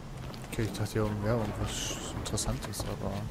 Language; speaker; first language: German; native; German